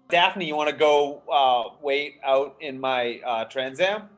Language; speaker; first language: English; native; English